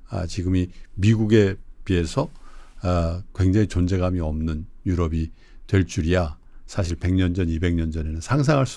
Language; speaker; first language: Korean; native; Korean